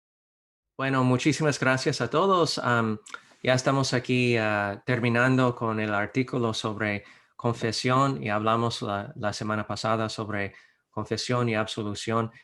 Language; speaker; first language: Spanish; non-native, fluent; English